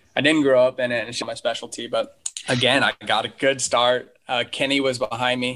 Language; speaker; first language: English; native; English